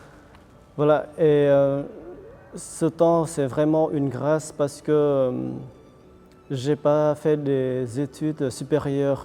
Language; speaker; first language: French; non-native, fluent; Vietnamese